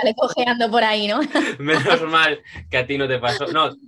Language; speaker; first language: Spanish; native; Spanish